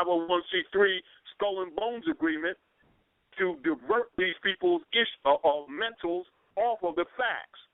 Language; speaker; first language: English; native; English